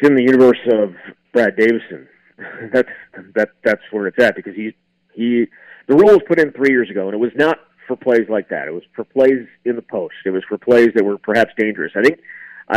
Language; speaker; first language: English; native; English